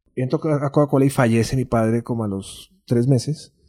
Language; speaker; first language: Spanish; native; Spanish